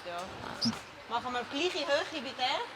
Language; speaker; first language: German; native; German